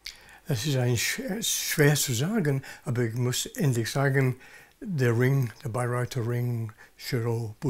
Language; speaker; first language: German; non-native, learner; English